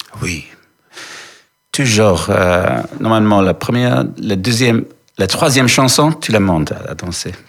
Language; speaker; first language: French; non-native, learner; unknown